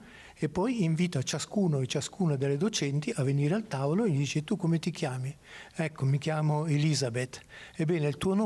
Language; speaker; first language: Italian; native; Italian